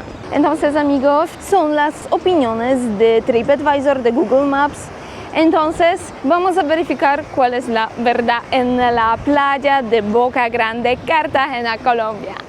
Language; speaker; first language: Spanish; non-native, fluent; Polish